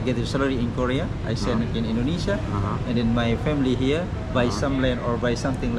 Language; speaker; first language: English; non-native, learner; Indonesian